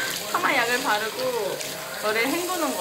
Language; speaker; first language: Korean; native; Korean